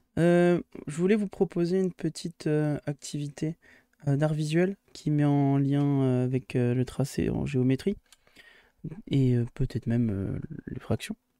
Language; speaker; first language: French; native; French